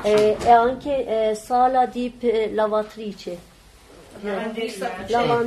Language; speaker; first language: Italian; non-native, learner; Turkish